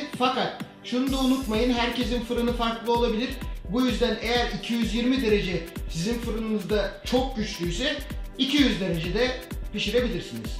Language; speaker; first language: Turkish; native; Turkish